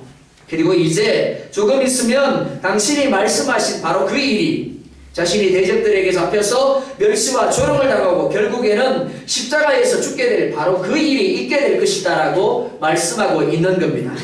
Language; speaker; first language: Korean; native; Korean